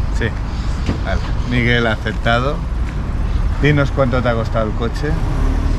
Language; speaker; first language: Spanish; native; Spanish